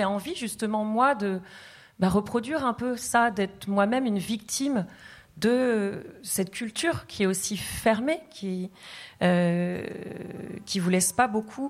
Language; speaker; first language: French; non-native, fluent; Tamil